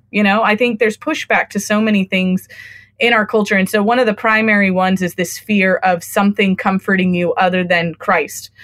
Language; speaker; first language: English; native; English